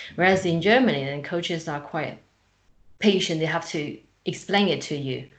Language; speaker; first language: English; non-native, fluent; Chinese